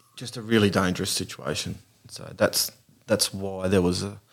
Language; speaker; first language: English; native; English